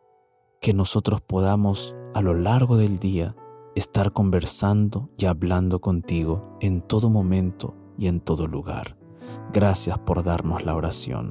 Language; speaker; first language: Spanish; native; Spanish